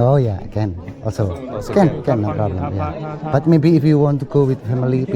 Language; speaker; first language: English; non-native, fluent; Indonesian